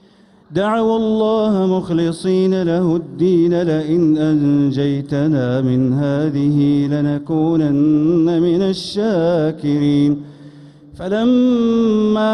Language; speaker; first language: Arabic; native; Arabic